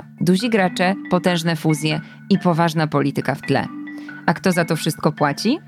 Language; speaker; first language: Polish; native; Polish